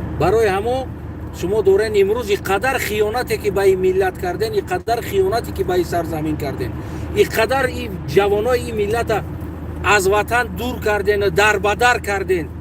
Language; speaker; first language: Tajik; native; Tajik